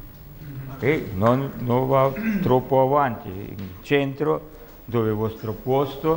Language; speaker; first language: Italian; non-native, learner; Russian